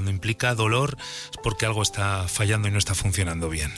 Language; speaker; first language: Spanish; native; Spanish